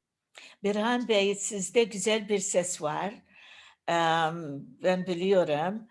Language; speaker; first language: Turkish; non-native, learner; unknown